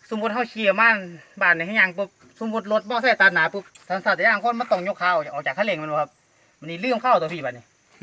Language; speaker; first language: Thai; non-native, local second language; Northeastern Thai